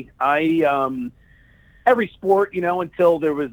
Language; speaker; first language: English; native; English